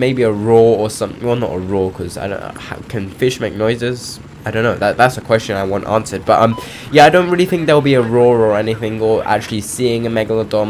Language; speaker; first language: English; native; English